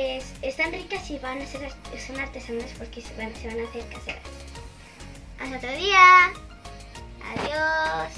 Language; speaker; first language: Spanish; early bilingual, heritage; Spanish